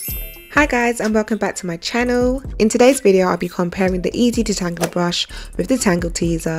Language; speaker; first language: English; native; English